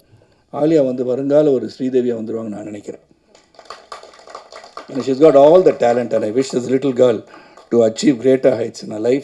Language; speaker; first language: Tamil; native; Tamil